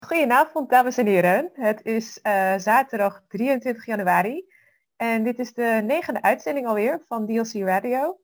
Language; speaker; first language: Dutch; native; Dutch